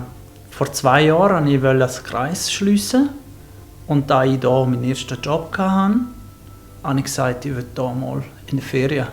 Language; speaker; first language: German; non-native, local second language; Italian